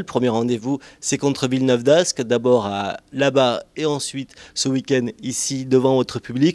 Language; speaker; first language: French; native; French